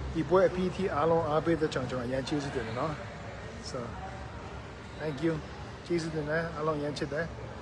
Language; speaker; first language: Burmese; non-native, local second language; Kachin